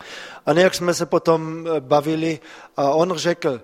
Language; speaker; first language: Czech; non-native, fluent; German